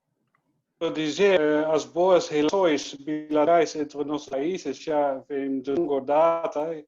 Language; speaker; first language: Portuguese; non-native, learner; Dutch